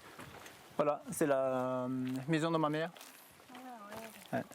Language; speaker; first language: French; non-native, fluent; Sherpa